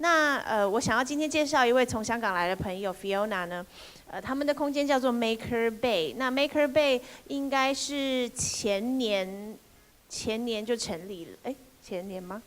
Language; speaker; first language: Chinese; native; Chinese